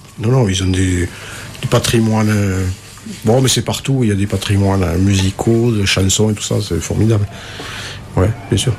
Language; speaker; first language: French; native; French